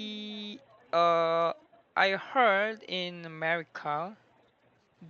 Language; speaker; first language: English; non-native, learner; Korean